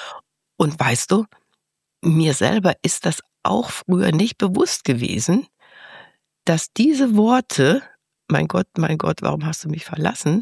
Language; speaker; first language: German; native; German